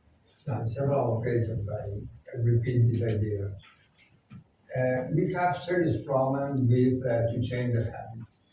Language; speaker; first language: English; non-native, fluent; Spanish